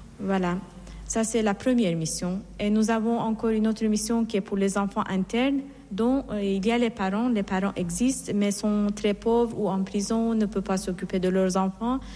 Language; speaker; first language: French; non-native, fluent; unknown